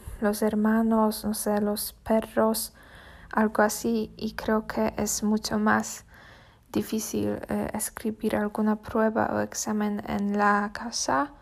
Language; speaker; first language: Spanish; non-native, learner; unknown